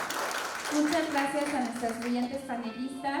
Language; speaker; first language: Spanish; native; Spanish